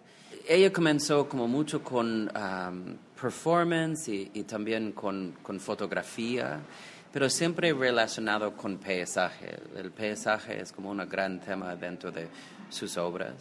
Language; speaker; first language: Spanish; non-native, fluent; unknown